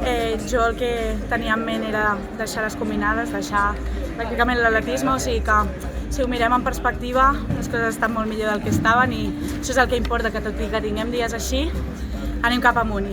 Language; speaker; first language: Catalan; native; Catalan